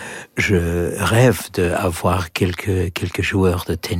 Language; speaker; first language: French; non-native, learner; English